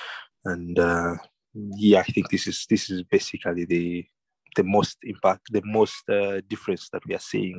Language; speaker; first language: English; non-native, local second language; Ganda